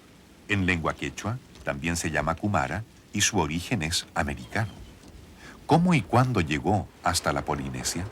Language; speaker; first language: Spanish; native; Spanish